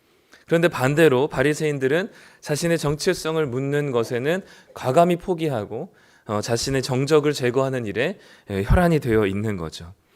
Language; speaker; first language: Korean; native; Korean